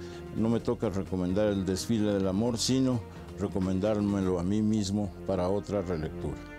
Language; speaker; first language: Spanish; native; Spanish